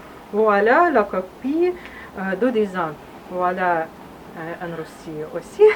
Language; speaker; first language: French; non-native, learner; Russian